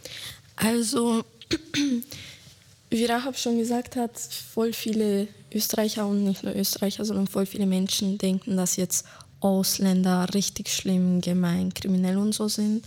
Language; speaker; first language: German; early bilingual, other home language; Bosnian